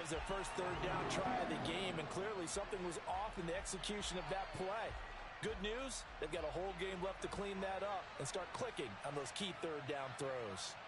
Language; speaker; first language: English; native; English